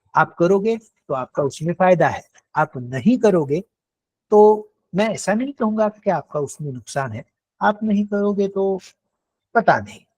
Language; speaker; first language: Hindi; non-native, local second language; Marathi